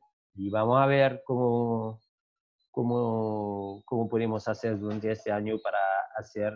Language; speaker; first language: Spanish; non-native, learner; French